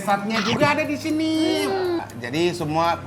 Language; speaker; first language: Indonesian; non-native, fluent; Japanese